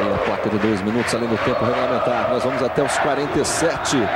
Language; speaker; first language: Portuguese; native; Portuguese